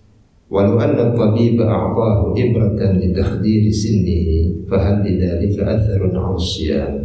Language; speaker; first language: Arabic; non-native, fluent; Indonesian